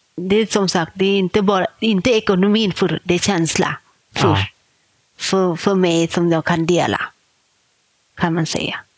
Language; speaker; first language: Swedish; non-native, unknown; Thai